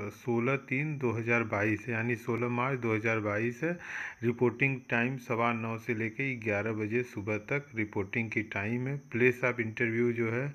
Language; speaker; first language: Hindi; native; Hindi